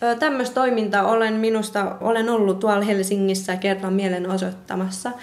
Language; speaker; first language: Finnish; early bilingual, other home language; Karen languages